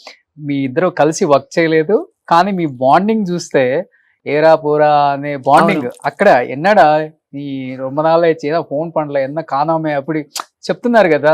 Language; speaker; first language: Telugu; native; Telugu